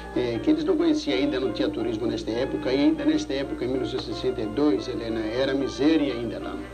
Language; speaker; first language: Portuguese; early bilingual, other home language; Greek